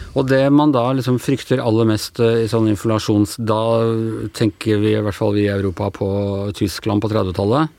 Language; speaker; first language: Norwegian; native; Norwegian